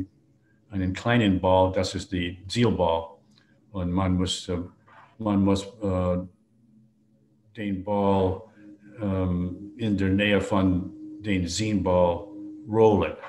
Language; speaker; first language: German; non-native, learner; English